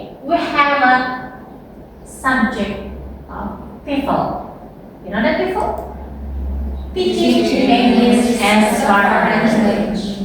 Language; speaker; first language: English; non-native, learner; Indonesian